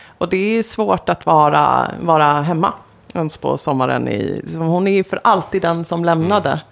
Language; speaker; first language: Swedish; native; Swedish